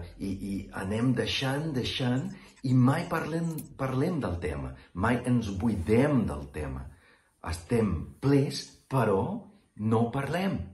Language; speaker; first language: Catalan; non-native, fluent; Portuguese